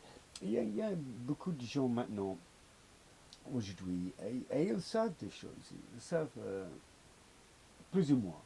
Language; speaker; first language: French; non-native, learner; English